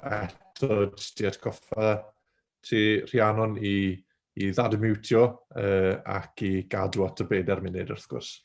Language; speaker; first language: Welsh; native; Welsh